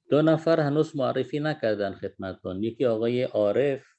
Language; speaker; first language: Persian; non-native, fluent; Indonesian